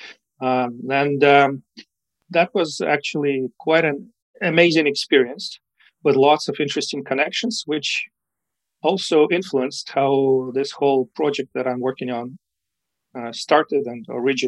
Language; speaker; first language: English; non-native, fluent; Ukrainian